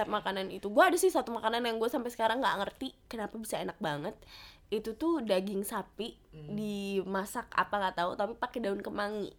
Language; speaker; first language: Indonesian; native; Indonesian